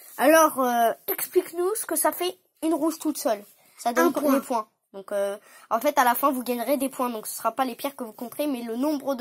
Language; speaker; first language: French; native; French